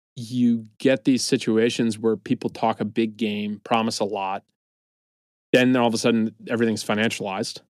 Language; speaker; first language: English; native; English